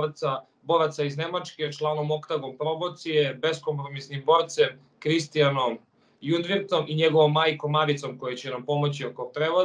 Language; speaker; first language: Serbian; native; Serbian